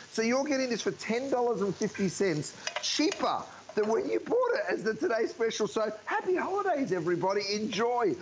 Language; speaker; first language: English; native; English